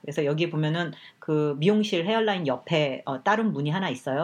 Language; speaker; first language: Korean; native; Korean